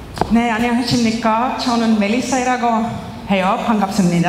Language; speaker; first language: Korean; non-native, learner; Finnish